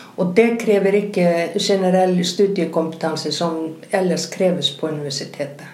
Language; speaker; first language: Norwegian; non-native, fluent; Icelandic